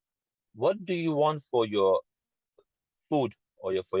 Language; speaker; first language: English; non-native, learner; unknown